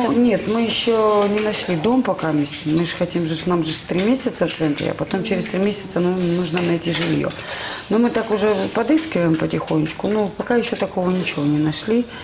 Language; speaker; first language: Ukrainian; non-native, local second language; Russian